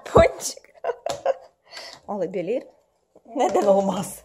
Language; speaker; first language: Turkish; non-native, learner; Russian